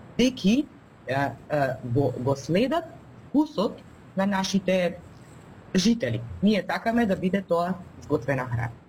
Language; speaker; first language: Macedonian; native; Macedonian